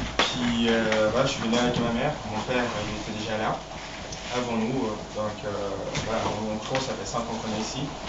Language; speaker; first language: French; non-native, fluent; Portuguese